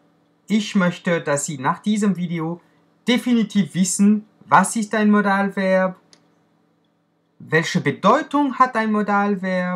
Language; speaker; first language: German; non-native, fluent; French